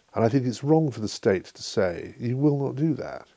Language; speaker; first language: English; native; English